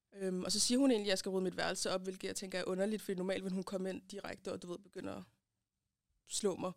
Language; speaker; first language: Danish; early bilingual, other home language; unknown